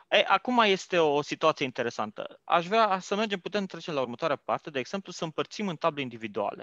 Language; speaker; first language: Romanian; native; Romanian